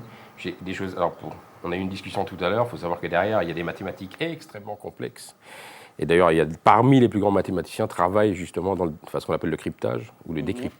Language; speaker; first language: French; native; French